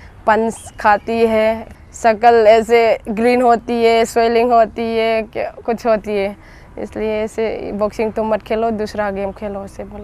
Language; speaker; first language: Hindi; non-native, local second language; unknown